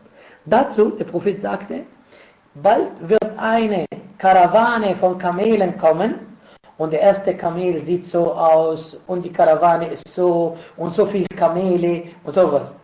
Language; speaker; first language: German; non-native, fluent; Arabic